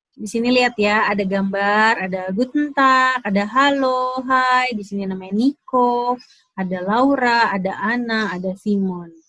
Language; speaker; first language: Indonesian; native; Indonesian